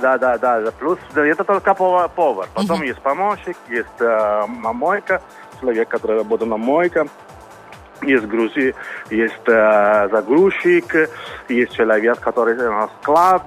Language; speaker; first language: Russian; non-native, learner; Italian